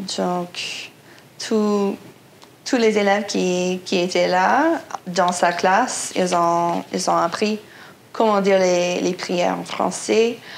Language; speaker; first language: French; non-native, local second language; English